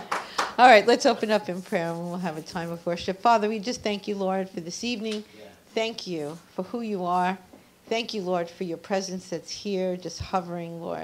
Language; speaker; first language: English; native; English